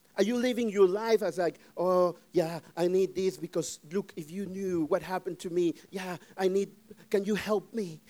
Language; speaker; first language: English; non-native, fluent; Spanish